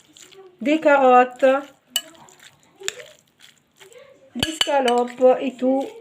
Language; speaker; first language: French; non-native, local second language; Arabic